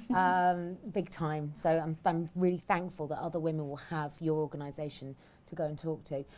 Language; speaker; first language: English; native; English